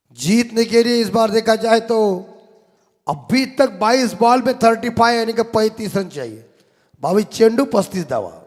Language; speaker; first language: Hindi; non-native, local second language; Marathi